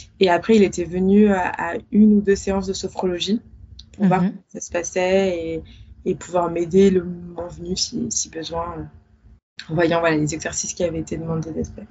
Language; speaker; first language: French; native; French